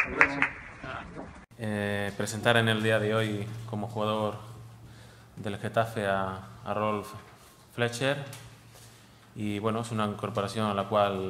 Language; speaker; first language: Spanish; native; Spanish